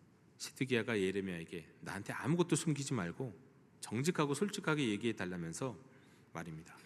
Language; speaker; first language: Korean; native; Korean